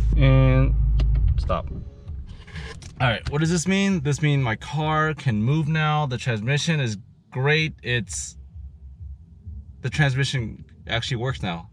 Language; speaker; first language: English; native; English